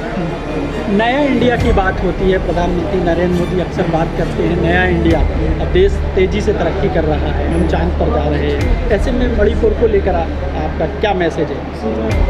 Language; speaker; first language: Hindi; native; Hindi